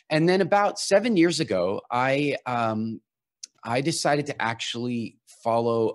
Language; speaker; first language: English; native; English